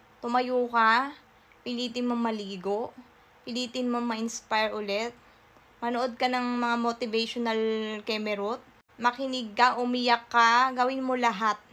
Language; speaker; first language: Filipino; native; Filipino